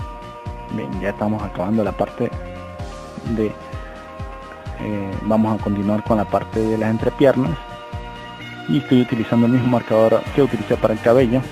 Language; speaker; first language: Spanish; native; Spanish